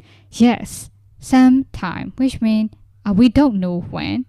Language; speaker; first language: English; non-native, fluent; Burmese